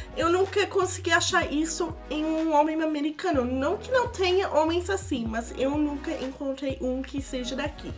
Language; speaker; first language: Portuguese; non-native, fluent; English